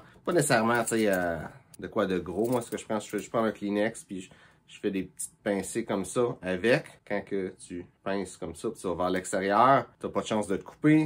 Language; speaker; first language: French; native; French